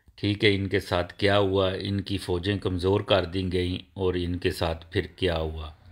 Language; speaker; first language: Urdu; non-native, local second language; Punjabi